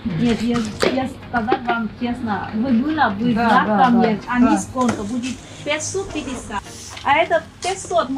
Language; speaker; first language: Russian; non-native, learner; Vietnamese